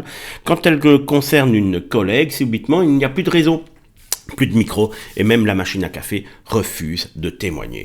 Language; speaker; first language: French; native; French